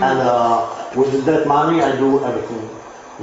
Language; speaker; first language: English; non-native, learner; Italian